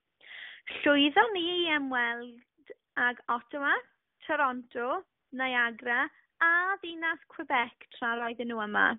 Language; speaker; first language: Welsh; non-native, learner; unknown